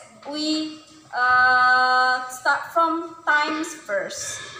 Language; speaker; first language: English; non-native, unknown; Indonesian